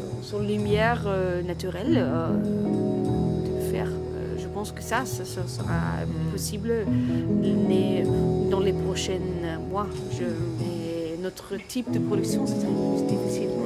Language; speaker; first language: French; non-native, learner; German